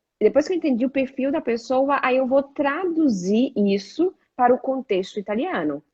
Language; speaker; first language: Portuguese; native; Portuguese